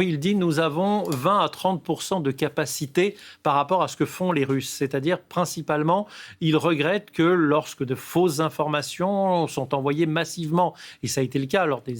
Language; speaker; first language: French; native; French